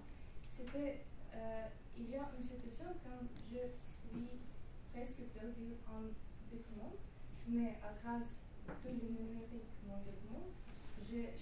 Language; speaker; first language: French; non-native, learner; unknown